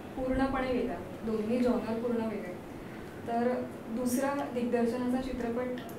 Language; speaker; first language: Marathi; native; Marathi